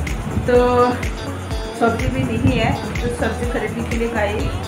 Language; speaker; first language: Hindi; non-native, local second language; Bangla